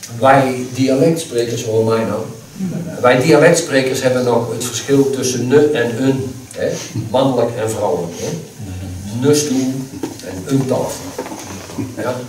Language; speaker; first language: Dutch; native; Dutch